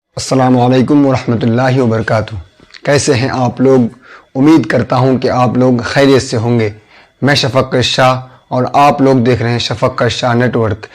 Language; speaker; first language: Hindi; native; Hindi